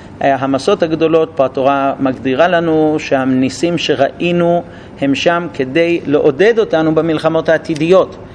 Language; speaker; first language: Hebrew; non-native, fluent; English